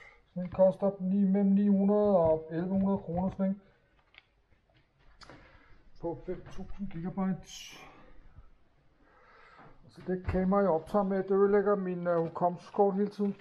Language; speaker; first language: Danish; non-native, fluent; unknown